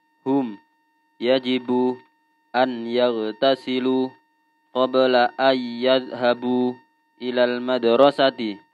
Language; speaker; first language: Arabic; non-native, learner; Indonesian